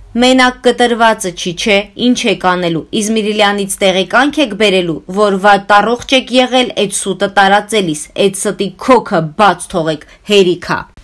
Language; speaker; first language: Armenian; native; Armenian